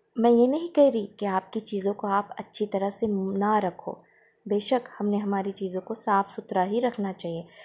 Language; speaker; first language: Hindi; non-native, local second language; Marathi